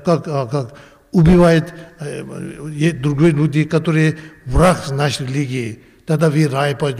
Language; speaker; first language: Russian; non-native, learner; Tibetan